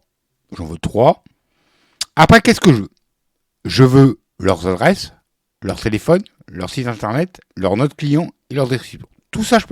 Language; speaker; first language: French; native; French